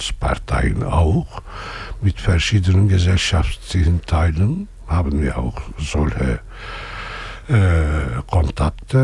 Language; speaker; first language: German; non-native, fluent; Kurdish